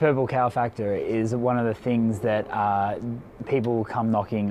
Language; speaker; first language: English; native; English